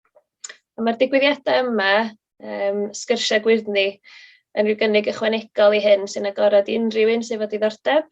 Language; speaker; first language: Welsh; native; Welsh